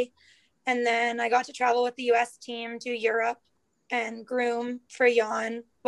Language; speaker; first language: English; native; English